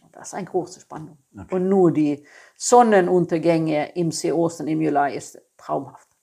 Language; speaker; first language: German; non-native, fluent; Swedish